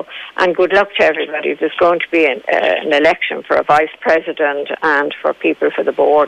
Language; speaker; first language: English; native; English